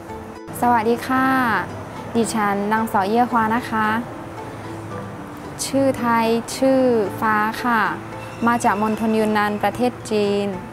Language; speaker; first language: Thai; non-native, learner; Chinese